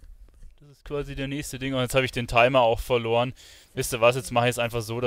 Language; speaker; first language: German; native; German